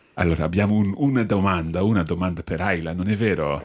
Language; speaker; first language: Italian; non-native, fluent; English